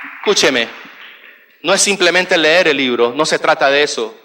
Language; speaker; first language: Spanish; native; Spanish